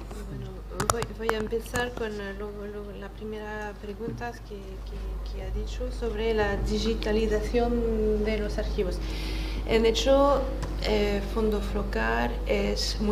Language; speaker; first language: Spanish; non-native, fluent; French